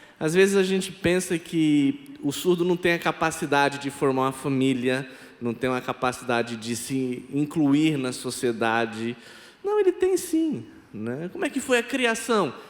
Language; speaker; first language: Portuguese; non-native, local second language; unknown